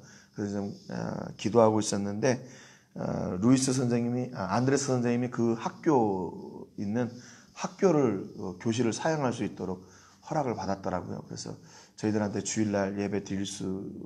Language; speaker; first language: Korean; native; Korean